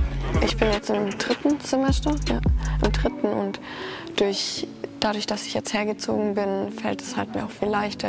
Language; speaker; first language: German; native; German